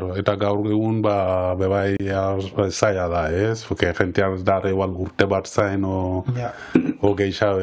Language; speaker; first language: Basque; non-native, learner; Wolof